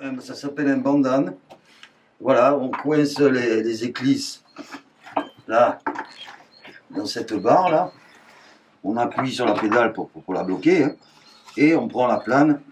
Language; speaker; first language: French; native; French